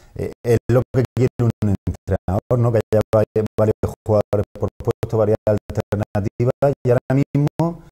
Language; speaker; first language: Spanish; native; Spanish